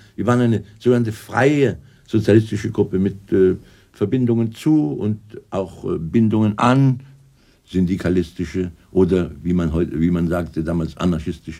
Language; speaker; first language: German; native; German